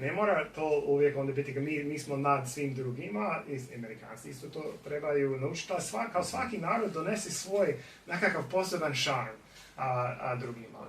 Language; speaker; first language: Bosnian; non-native, fluent; English